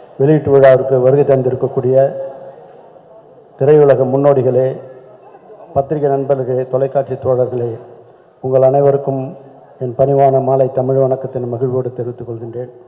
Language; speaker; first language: Tamil; native; Tamil